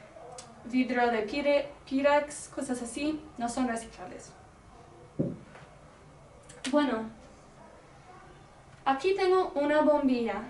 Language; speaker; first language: Spanish; non-native, learner; English